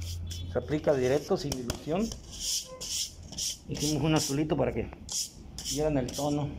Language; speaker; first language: Spanish; native; Spanish